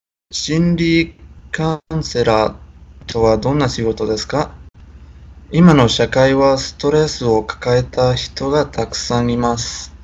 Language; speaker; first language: Japanese; non-native, fluent; Spanish